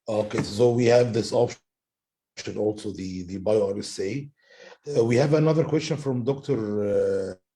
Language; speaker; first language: English; non-native, fluent; Arabic